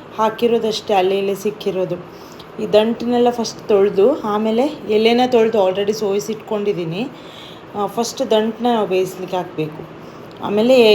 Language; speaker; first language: Kannada; non-native, local second language; Tulu